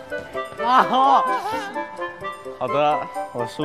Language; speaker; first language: Chinese; non-native, learner; Thai